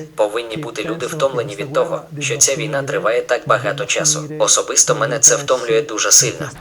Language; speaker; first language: Ukrainian; non-native, fluent; Italian